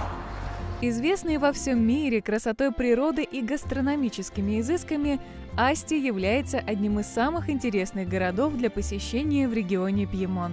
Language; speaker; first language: Russian; native; Russian